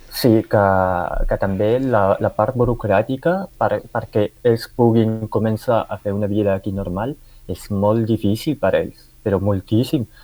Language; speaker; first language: Catalan; early bilingual, other home language; Arabic